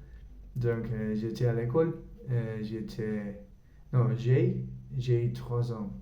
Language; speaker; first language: French; non-native, learner; Spanish